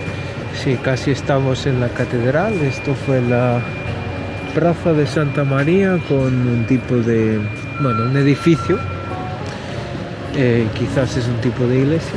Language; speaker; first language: Spanish; non-native, fluent; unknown